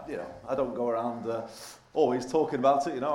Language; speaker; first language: English; native; English